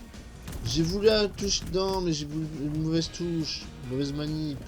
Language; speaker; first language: French; native; French